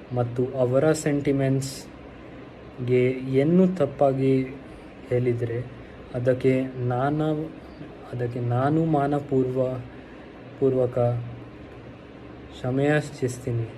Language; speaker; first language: Kannada; non-native, learner; Hindi